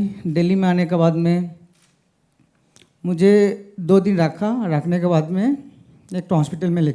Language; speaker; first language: Hindi; non-native, local second language; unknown